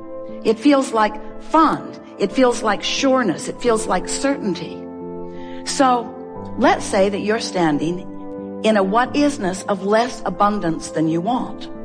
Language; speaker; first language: English; native; English